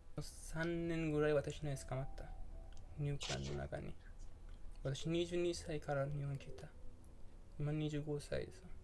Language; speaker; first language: Japanese; non-native, learner; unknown